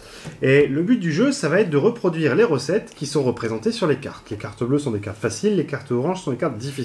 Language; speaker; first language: French; native; French